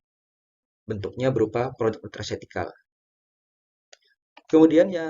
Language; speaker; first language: Indonesian; native; Indonesian